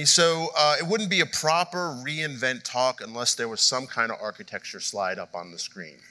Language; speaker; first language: English; native; English